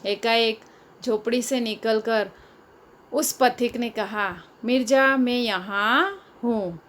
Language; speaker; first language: Hindi; non-native, local second language; Gujarati